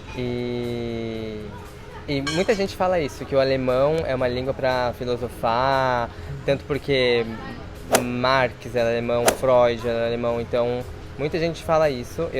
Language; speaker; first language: Portuguese; native; Portuguese